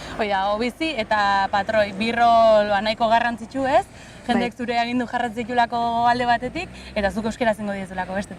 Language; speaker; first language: Basque; native; Basque